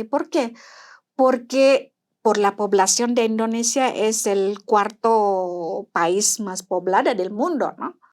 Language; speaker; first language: Spanish; non-native, fluent; Indonesian